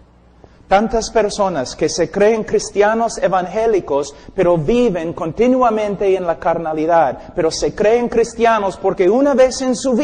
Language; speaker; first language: Spanish; non-native, fluent; English